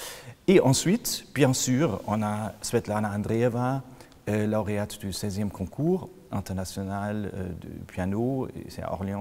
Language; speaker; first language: French; non-native, fluent; German